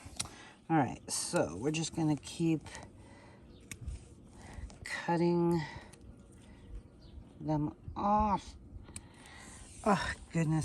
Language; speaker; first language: English; native; English